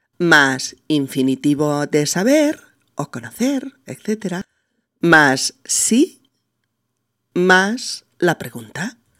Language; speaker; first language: Spanish; native; Spanish